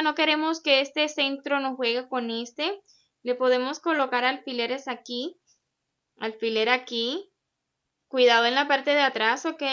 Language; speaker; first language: Spanish; native; Spanish